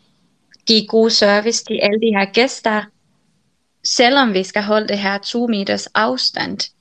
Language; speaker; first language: Danish; non-native, fluent; Finnish